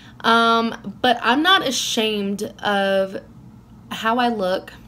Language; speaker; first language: English; native; English